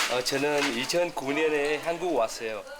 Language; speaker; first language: Korean; non-native, learner; Vietnamese